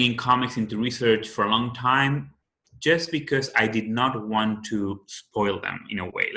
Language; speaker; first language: English; non-native, fluent; Spanish